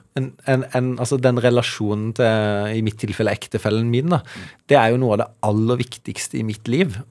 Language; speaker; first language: Norwegian; native; Norwegian